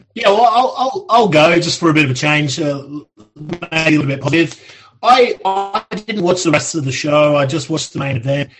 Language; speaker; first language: English; native; English